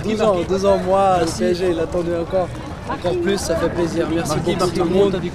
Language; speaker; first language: French; non-native, fluent; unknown